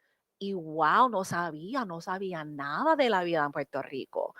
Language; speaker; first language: Spanish; non-native, learner; English